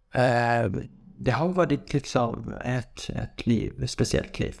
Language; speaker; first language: Swedish; non-native, fluent; Kurdish